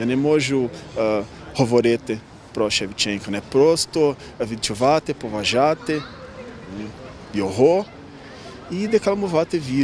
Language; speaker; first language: Ukrainian; non-native, learner; Portuguese